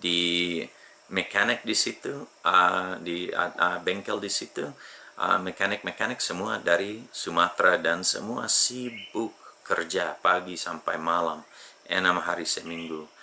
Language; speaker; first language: Indonesian; non-native, fluent; English